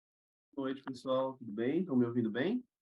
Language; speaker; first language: Portuguese; native; Portuguese